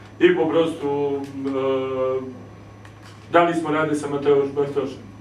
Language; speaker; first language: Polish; non-native, learner; Serbian